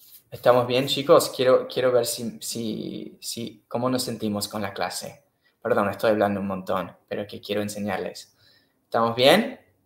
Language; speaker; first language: Spanish; non-native, fluent; English